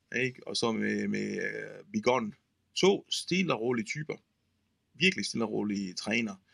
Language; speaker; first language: Danish; non-native, fluent; Italian